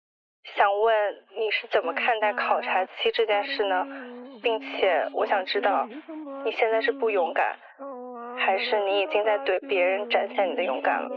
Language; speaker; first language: Chinese; native; Chinese